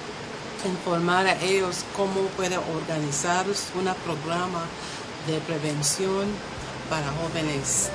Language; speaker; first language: Spanish; non-native, local second language; English